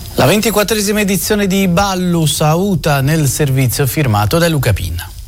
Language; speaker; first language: Italian; native; Italian